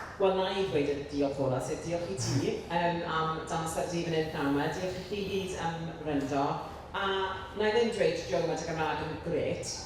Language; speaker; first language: Welsh; non-native, local second language; English